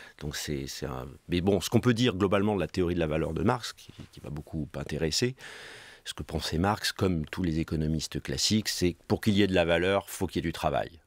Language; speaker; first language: French; native; French